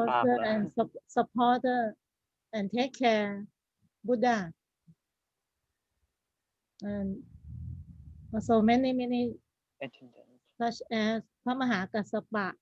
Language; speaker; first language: English; non-native, learner; Thai